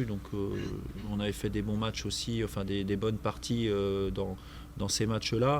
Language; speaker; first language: French; native; French